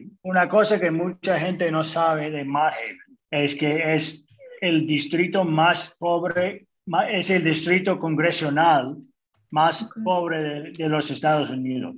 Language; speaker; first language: Spanish; early bilingual, other home language; English